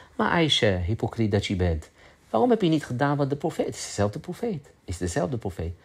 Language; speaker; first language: Dutch; early bilingual, other home language; Arabic